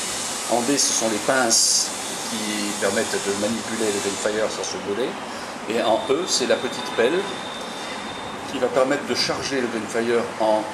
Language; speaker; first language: French; native; French